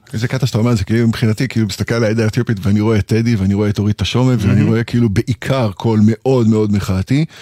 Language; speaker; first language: Hebrew; native; Hebrew